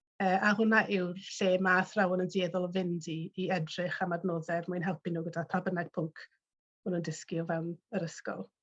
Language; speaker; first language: Welsh; native; Welsh